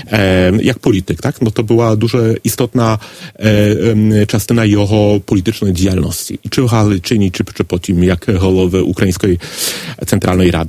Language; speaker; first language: Polish; non-native, learner; Ukrainian